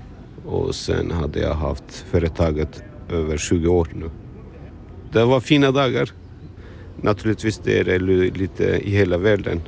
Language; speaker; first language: Swedish; non-native, fluent; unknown